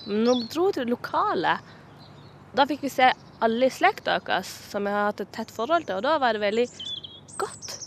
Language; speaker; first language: Norwegian; native; Norwegian